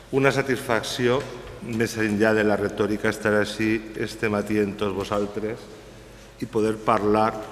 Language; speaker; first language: Catalan; non-native, local second language; Spanish